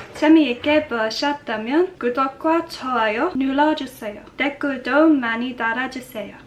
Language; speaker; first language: Korean; non-native, learner; English